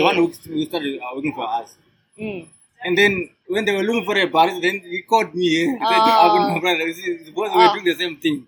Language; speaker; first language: English; non-native, local second language; Shona